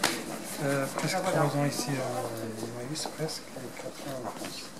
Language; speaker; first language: French; non-native, learner; Arabic